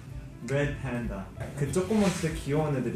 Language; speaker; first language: Korean; native; Korean